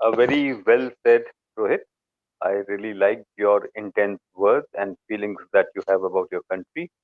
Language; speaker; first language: English; non-native, local second language; Hindi